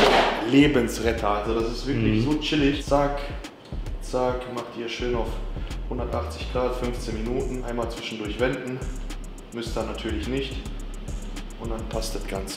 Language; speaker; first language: German; native; German